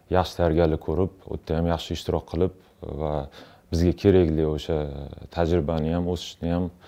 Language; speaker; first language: Uzbek; non-native, local second language; Russian